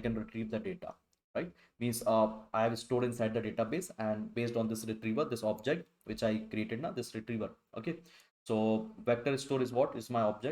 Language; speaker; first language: English; non-native, local second language; Hindi